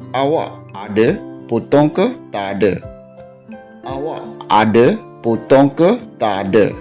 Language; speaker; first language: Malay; non-native, learner; Burmese